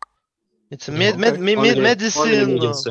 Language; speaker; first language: English; non-native, learner; Russian